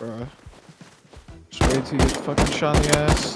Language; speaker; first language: English; native; English